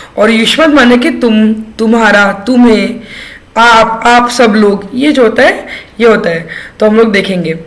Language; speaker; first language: Hindi; non-native, local second language; Marathi